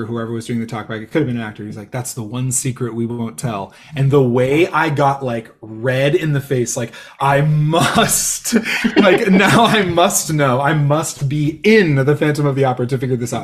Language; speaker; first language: English; native; English